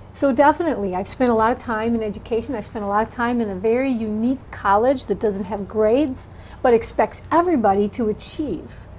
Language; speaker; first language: English; native; English